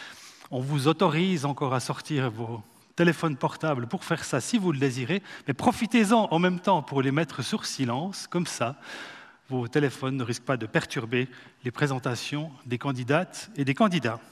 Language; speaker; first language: French; native; French